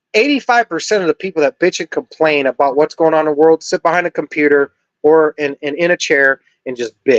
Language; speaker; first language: English; native; English